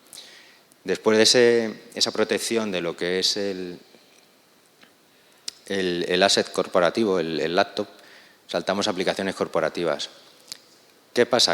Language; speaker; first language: Spanish; native; Spanish